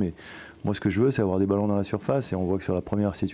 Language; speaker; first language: French; native; French